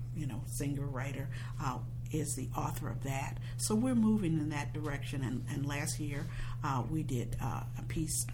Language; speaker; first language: English; native; English